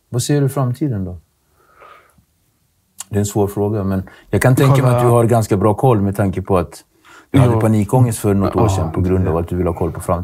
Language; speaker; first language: Swedish; native; Swedish